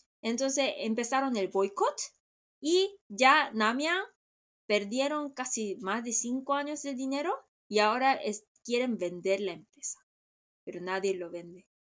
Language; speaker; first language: Spanish; non-native, fluent; Korean